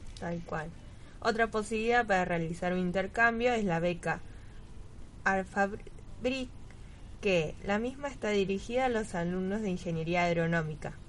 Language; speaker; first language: Spanish; native; Spanish